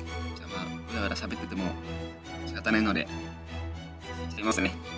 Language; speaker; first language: Japanese; native; Japanese